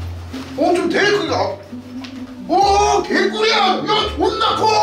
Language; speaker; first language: Korean; native; Korean